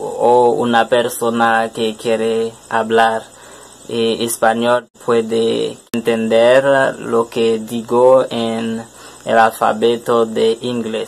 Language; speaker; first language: Spanish; non-native, learner; French